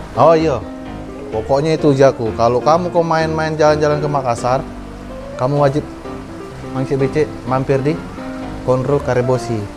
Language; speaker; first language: Indonesian; native; Indonesian